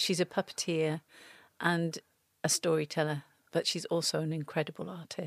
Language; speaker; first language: English; native; English